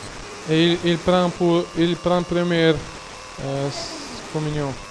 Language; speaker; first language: French; non-native, fluent; Bulgarian